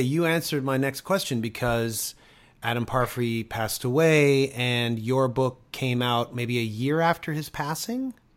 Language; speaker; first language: English; native; English